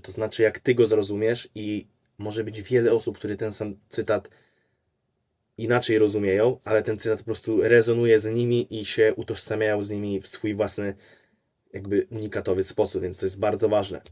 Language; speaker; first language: Polish; native; Polish